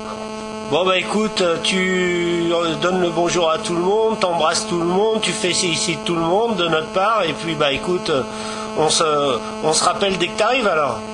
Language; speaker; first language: French; native; French